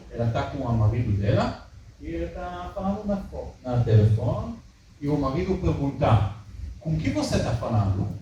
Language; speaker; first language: Portuguese; early bilingual, heritage; Hebrew